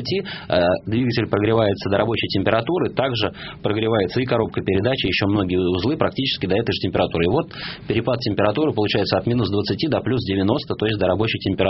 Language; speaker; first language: Russian; native; Russian